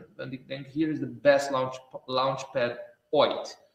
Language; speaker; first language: Dutch; non-native, fluent; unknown